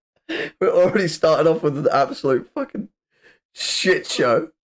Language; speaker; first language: English; native; English